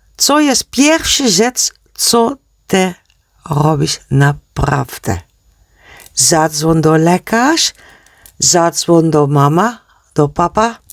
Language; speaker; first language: Polish; non-native, learner; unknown